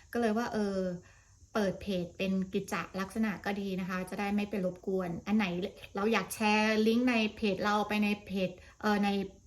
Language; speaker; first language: Thai; native; Thai